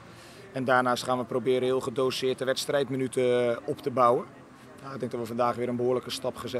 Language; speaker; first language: Dutch; native; Dutch